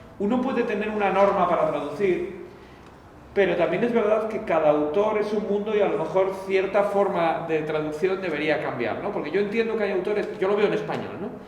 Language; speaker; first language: Spanish; native; Spanish